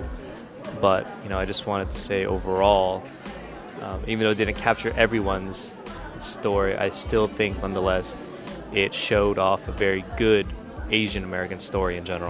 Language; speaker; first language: English; native; English